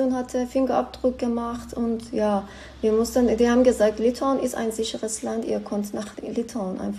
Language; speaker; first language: German; non-native, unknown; Persian